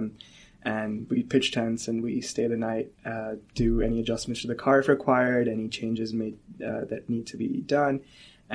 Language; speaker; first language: English; non-native, local second language; Hindi